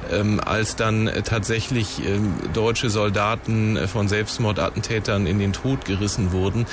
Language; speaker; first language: German; native; German